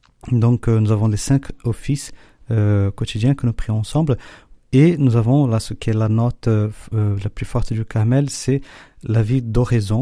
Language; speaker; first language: French; non-native, fluent; Portuguese